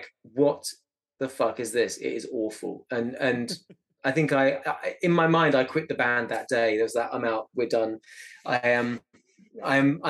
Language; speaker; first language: English; native; English